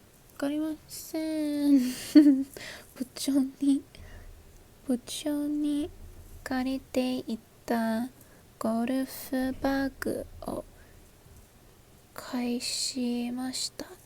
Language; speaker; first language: Japanese; non-native, learner; English